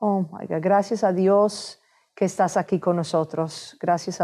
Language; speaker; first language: Spanish; non-native, fluent; English